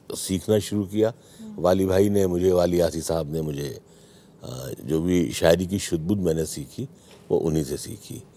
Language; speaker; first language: Hindi; native; Hindi